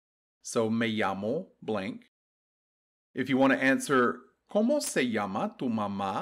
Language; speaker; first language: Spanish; non-native, fluent; English